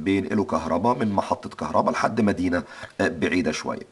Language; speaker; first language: Arabic; native; Arabic